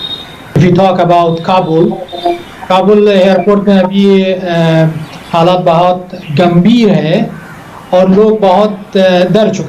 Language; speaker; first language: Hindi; non-native, fluent; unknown